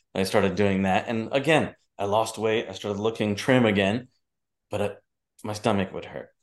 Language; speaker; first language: English; native; English